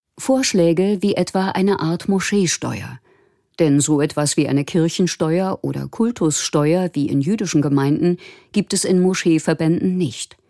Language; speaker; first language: German; native; German